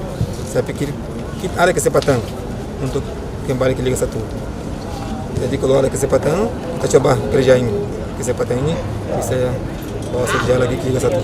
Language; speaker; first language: Indonesian; non-native, fluent; Portuguese